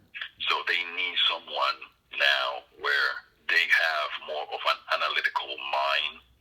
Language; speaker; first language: English; non-native, fluent; Spanish